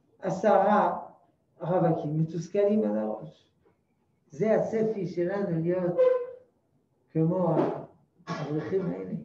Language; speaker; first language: Hebrew; non-native, fluent; French